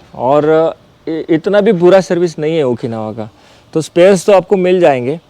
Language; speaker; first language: Hindi; non-native, local second language; Marathi